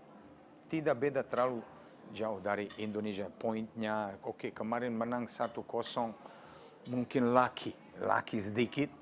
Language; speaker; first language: Indonesian; non-native, fluent; Serbian